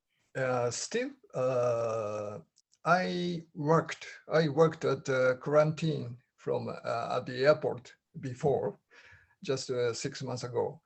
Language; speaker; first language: English; non-native, learner; Japanese